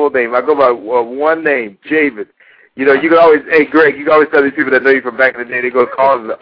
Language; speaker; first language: English; native; English